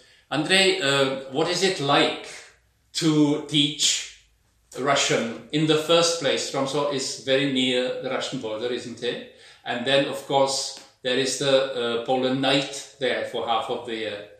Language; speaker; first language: English; non-native, fluent; Czech